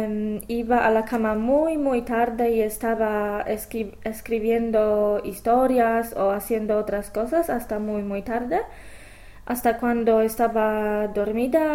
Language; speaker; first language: Spanish; non-native, fluent; English